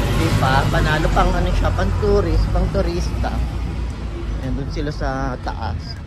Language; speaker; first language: Filipino; native; Filipino